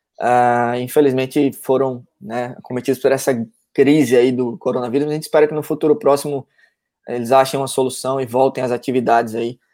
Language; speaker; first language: Portuguese; native; Portuguese